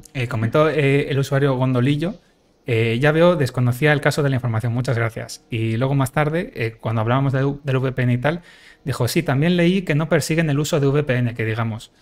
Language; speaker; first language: Spanish; native; Spanish